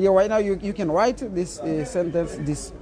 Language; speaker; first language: English; non-native, learner; Haitian Creole